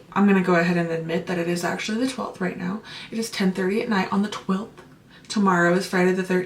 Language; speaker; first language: English; native; English